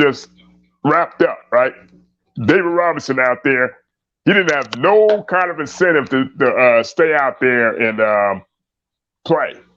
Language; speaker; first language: English; native; English